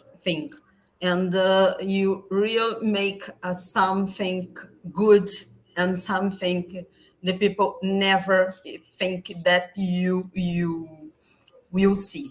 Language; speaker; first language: English; non-native, learner; Portuguese